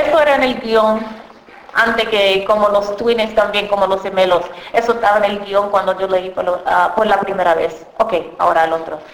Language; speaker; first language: Spanish; early bilingual, other home language; English